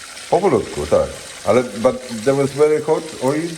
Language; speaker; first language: English; non-native, learner; Polish